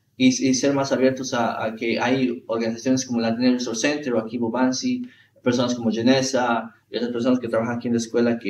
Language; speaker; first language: Spanish; early bilingual, heritage; Spanish